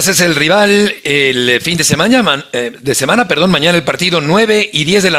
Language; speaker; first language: Spanish; native; Spanish